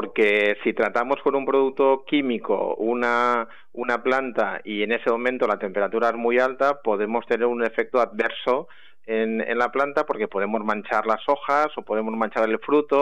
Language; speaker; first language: Spanish; native; Spanish